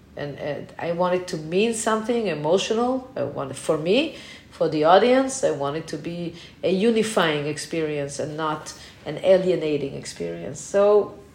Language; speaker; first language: English; non-native, fluent; Hebrew